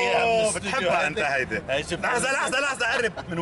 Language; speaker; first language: Arabic; native; Arabic